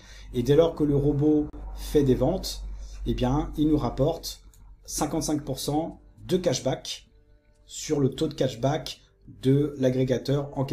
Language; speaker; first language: French; native; French